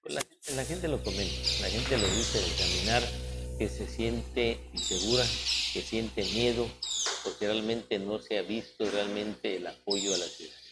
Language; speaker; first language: Spanish; native; Spanish